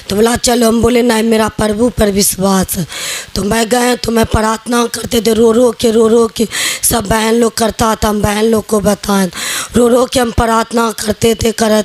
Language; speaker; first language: Hindi; non-native, local second language; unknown